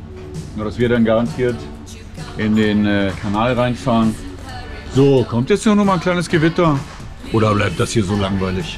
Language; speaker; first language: German; native; German